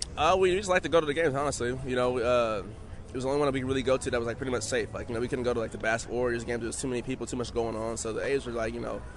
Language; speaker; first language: English; native; English